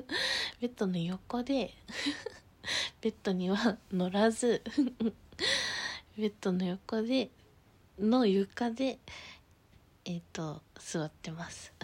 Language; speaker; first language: Japanese; native; Japanese